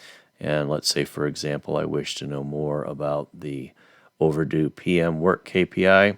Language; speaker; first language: English; native; English